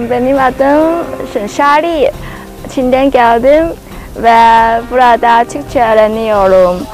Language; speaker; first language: Turkish; non-native, learner; Chinese